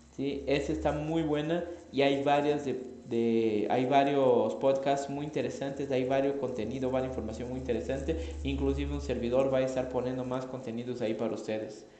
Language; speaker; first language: Spanish; non-native, fluent; Portuguese